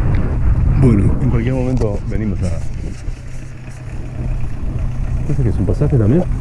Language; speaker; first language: Spanish; native; Spanish